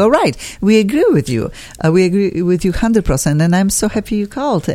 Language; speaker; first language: English; non-native, fluent; Polish